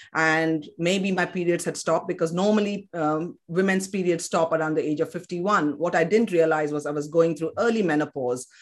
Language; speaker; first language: English; non-native, local second language; Kannada